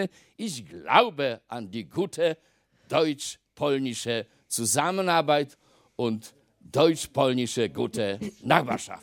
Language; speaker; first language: German; non-native, fluent; Polish